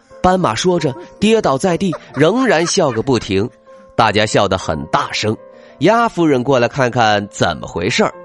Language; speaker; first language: Chinese; native; Chinese